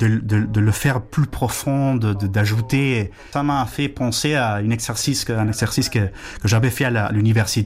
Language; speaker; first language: French; non-native, fluent; Spanish